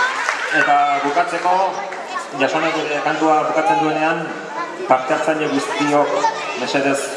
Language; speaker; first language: Basque; native; Basque